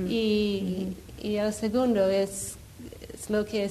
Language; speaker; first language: Spanish; non-native, learner; English